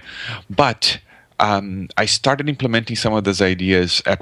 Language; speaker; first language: English; non-native, fluent; Portuguese